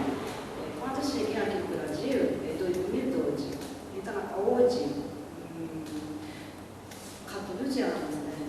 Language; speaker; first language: Portuguese; non-native, learner; Japanese